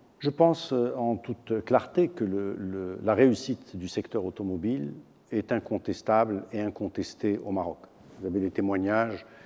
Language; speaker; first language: French; non-native, local second language; Arabic